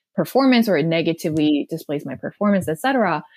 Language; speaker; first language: English; non-native, fluent; Korean